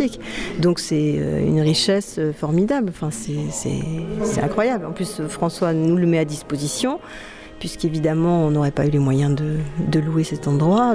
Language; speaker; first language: French; native; French